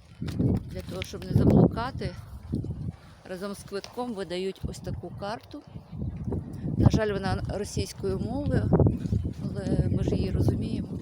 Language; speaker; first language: Ukrainian; native; Ukrainian